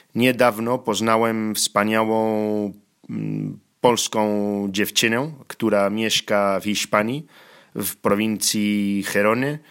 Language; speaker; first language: Polish; non-native, learner; Spanish